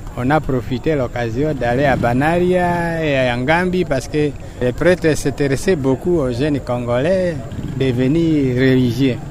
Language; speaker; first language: French; non-native, local second language; Swahili